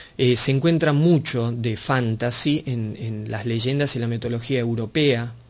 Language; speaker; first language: Spanish; native; Spanish